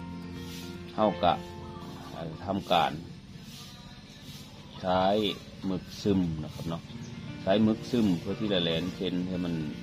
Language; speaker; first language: Thai; non-native, local second language; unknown